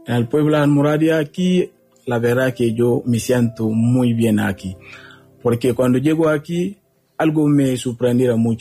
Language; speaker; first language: Spanish; non-native, learner; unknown